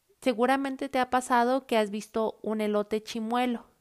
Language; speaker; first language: Spanish; native; Spanish